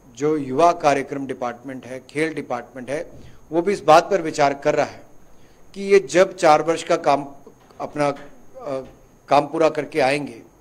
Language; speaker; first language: Hindi; native; Hindi